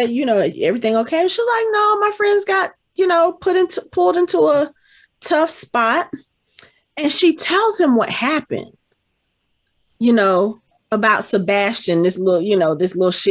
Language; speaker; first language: English; native; English